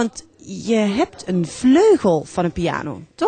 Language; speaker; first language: Dutch; native; Dutch